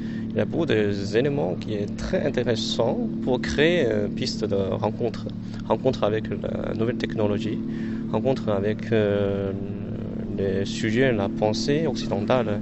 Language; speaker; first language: French; non-native, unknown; Chinese